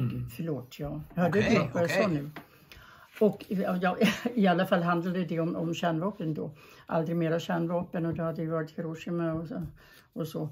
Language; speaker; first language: Swedish; early bilingual, other home language; German